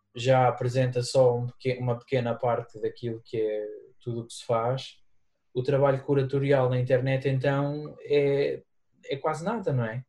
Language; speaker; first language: Portuguese; native; Portuguese